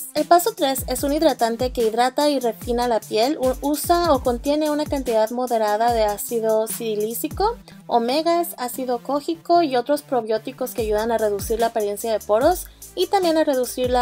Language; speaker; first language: Spanish; native; Spanish